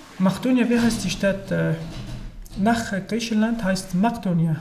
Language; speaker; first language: German; non-native, learner; Arabic